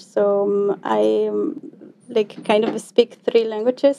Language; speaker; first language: English; non-native, fluent; Quechua